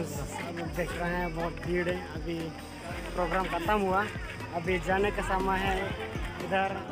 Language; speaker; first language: Hindi; non-native, local second language; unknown